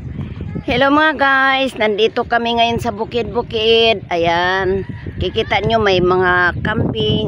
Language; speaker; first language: Filipino; native; Filipino